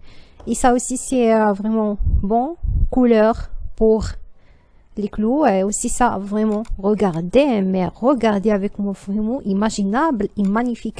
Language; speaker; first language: French; non-native, learner; Arabic